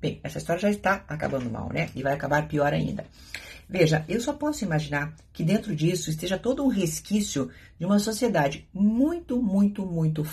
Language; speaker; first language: Portuguese; native; Portuguese